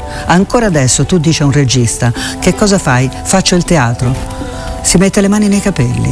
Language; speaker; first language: Italian; native; Italian